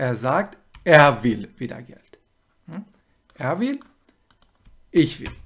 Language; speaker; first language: German; non-native, fluent; Persian